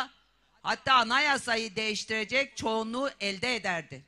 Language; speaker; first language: Turkish; native; Turkish